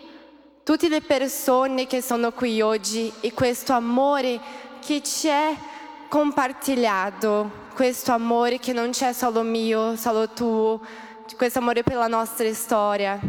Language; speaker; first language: Italian; early bilingual, heritage; Portuguese